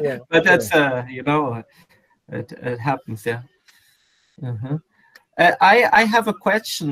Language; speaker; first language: English; non-native, fluent; Portuguese